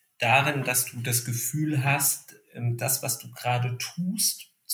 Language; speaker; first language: German; native; German